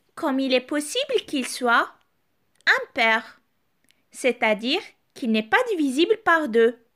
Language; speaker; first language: French; non-native, local second language; Arabic